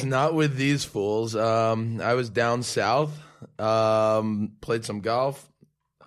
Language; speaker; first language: English; native; English